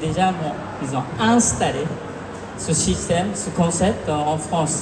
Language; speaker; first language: French; non-native, fluent; Japanese